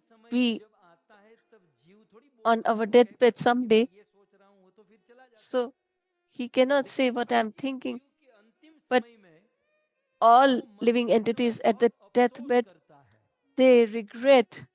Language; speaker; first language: English; non-native, local second language; Hindi